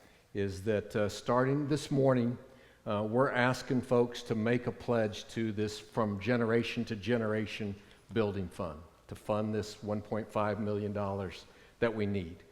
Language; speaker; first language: English; native; English